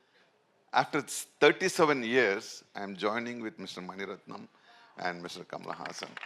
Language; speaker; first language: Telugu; non-native, local second language; Tamil